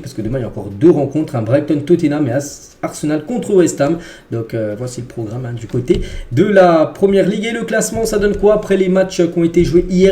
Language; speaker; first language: French; native; French